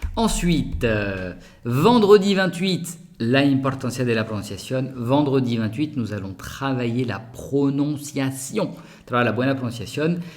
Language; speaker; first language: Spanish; non-native, fluent; French